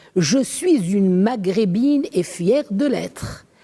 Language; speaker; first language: French; non-native, local second language; Arabic